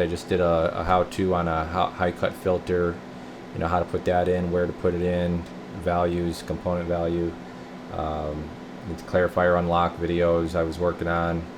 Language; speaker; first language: English; native; English